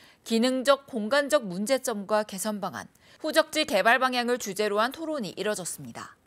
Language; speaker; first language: Korean; native; Korean